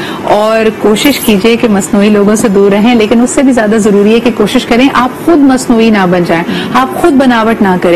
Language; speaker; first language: Urdu; native; Urdu